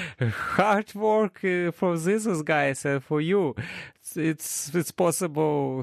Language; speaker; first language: English; non-native, learner; Ukrainian